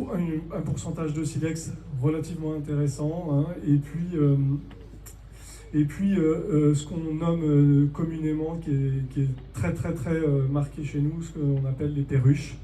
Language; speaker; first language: French; native; French